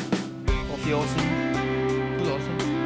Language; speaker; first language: Danish; non-native, fluent; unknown